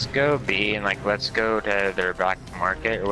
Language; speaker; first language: English; native; English